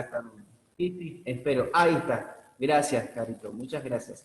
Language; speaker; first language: Spanish; native; Spanish